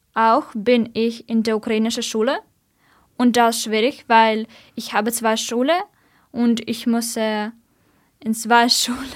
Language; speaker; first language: German; non-native, learner; Ukrainian